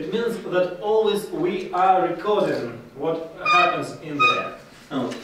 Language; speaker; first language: English; non-native, learner; Russian